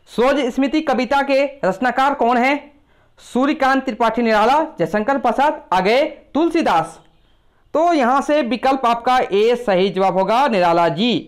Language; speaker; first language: Hindi; native; Hindi